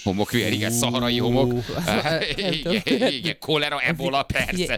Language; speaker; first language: Hungarian; native; Hungarian